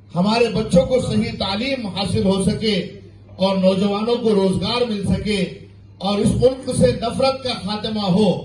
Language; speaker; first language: Urdu; native; Urdu